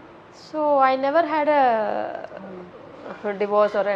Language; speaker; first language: Telugu; non-native, local second language; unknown